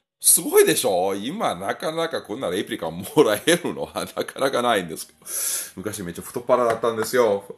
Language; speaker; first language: Japanese; non-native, fluent; Italian